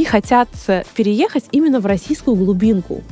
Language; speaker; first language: Russian; native; Russian